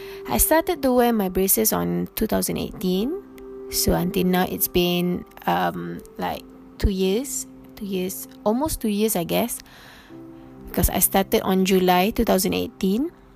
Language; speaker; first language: English; non-native, local second language; Malay